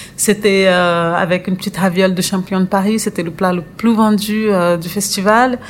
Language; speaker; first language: French; non-native, fluent; Portuguese